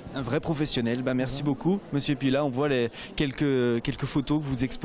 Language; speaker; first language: French; native; French